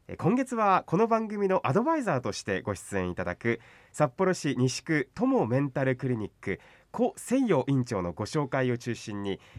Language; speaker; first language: Japanese; native; Japanese